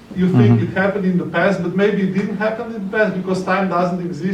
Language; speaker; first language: English; non-native, fluent; Slovenian